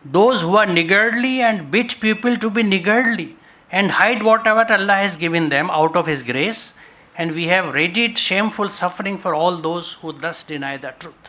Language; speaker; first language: English; non-native, local second language; Urdu